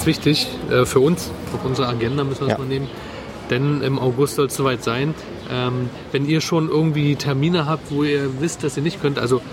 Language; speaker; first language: German; native; German